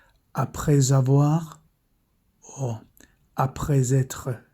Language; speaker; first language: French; non-native, fluent; English